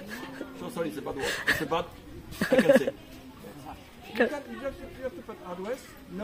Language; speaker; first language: English; non-native, learner; French